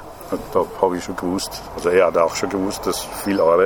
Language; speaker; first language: German; non-native, fluent; Persian